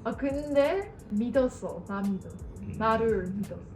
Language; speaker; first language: Korean; non-native, learner; Dutch